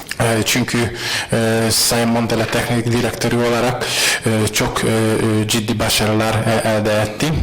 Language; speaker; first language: Turkish; non-native, fluent; Hungarian